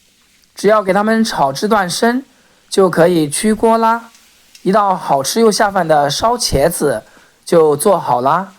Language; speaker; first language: Chinese; native; Chinese